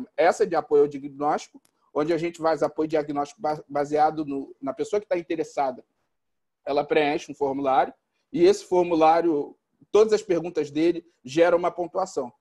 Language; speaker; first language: Portuguese; native; Portuguese